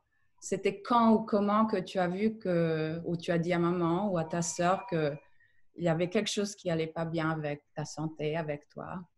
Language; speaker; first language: French; non-native, fluent; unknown